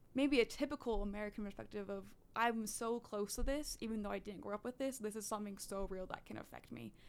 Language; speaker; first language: English; early bilingual, other home language; Dutch